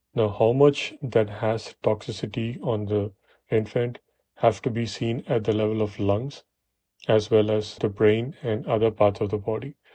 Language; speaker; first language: English; non-native, local second language; Tamil